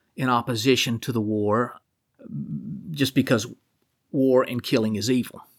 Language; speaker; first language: English; native; English